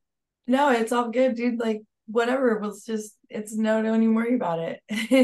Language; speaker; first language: English; native; English